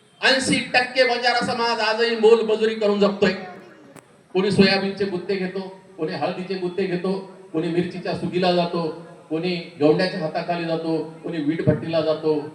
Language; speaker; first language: Marathi; non-native, local second language; Lambadi